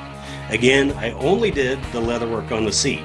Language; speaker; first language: English; native; English